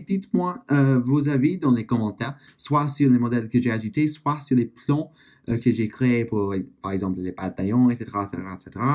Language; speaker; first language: French; non-native, learner; English